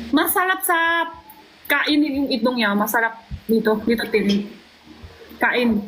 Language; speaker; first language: Filipino; non-native, learner; Chinese